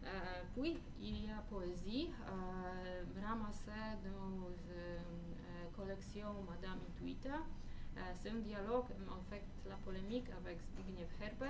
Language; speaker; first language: French; non-native, fluent; Polish